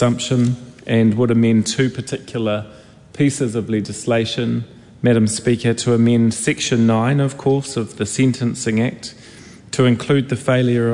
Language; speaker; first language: English; native; English